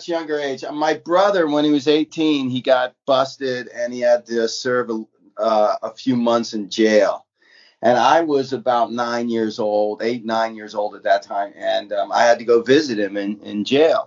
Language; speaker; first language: English; native; English